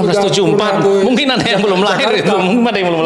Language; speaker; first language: Indonesian; native; Indonesian